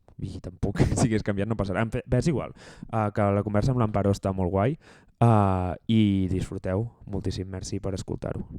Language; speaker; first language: Catalan; native; Catalan